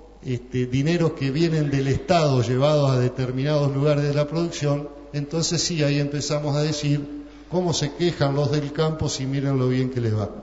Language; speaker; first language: Spanish; native; Spanish